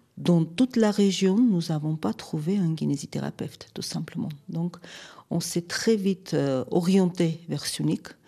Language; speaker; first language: French; non-native, fluent; Armenian